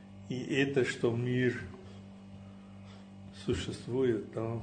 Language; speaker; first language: Russian; non-native, fluent; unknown